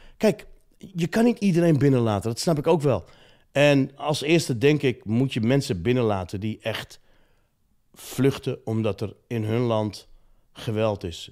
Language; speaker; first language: Dutch; early bilingual, other home language; Riffian